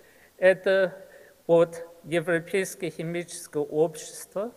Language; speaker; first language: Russian; early bilingual, heritage; English